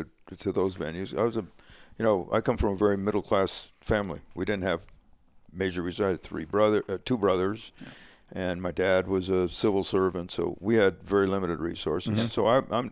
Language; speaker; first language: English; native; English